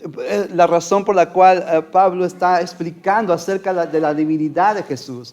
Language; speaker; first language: Spanish; native; Spanish